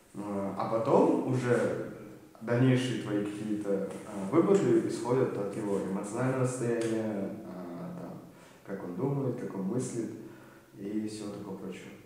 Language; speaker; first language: Russian; native; Russian